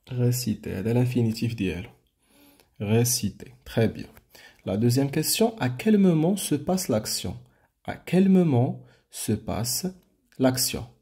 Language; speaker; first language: French; non-native, local second language; Arabic